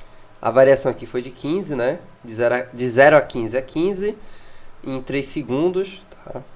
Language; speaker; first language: Portuguese; native; Portuguese